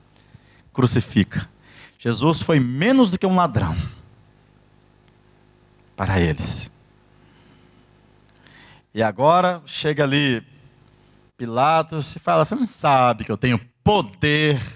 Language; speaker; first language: Portuguese; native; Portuguese